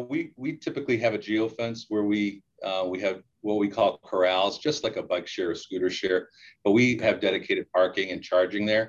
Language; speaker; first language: English; native; English